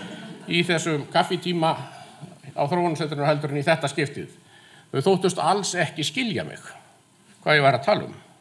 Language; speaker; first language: Icelandic; native; Icelandic